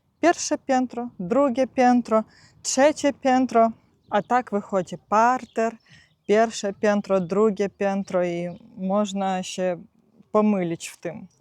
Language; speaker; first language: Polish; non-native, fluent; Ukrainian